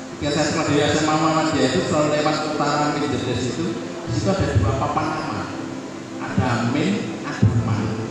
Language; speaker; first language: Indonesian; native; Indonesian